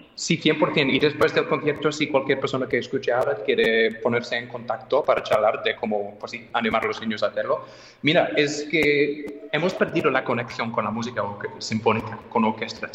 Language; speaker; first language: Spanish; non-native, fluent; English